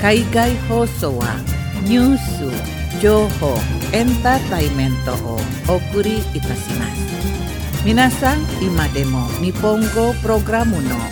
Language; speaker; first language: Japanese; non-native, fluent; Indonesian